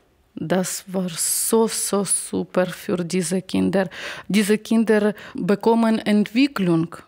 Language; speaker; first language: German; non-native, learner; Ukrainian